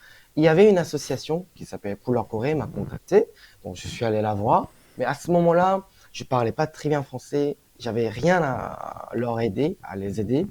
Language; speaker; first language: French; non-native, fluent; Korean